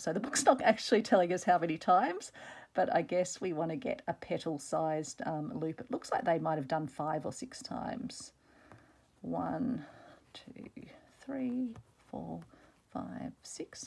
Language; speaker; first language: English; native; English